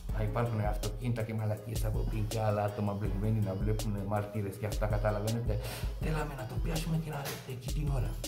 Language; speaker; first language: Greek; non-native, fluent; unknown